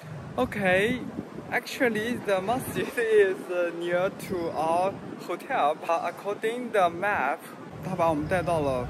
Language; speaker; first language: English; non-native, learner; Chinese